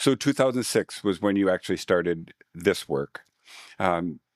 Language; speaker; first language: English; native; English